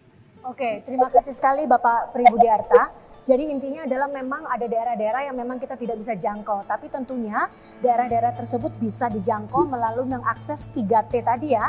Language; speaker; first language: Indonesian; native; Indonesian